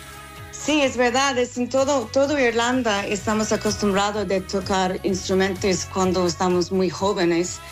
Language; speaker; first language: Spanish; non-native, learner; English